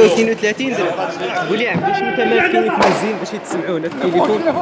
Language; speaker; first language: Arabic; native; Arabic